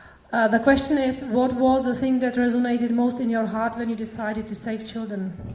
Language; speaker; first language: English; non-native, fluent; Czech